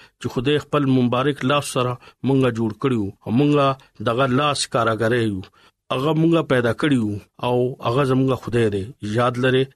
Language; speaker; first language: Pashto; non-native, local second language; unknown